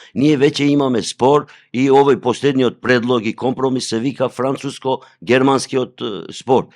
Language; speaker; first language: Macedonian; non-native, local second language; Albanian